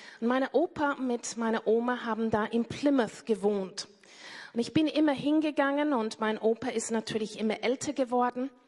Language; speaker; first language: German; non-native, fluent; English